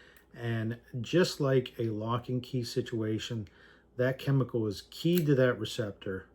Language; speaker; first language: English; native; English